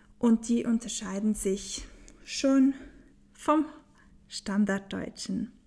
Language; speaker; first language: German; native; German